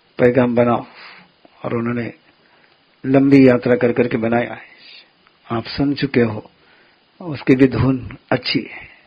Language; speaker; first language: Hindi; non-native, local second language; Gujarati